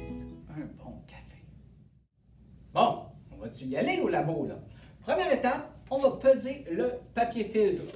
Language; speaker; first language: French; native; French